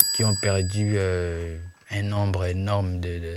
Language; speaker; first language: French; non-native, local second language; Swahili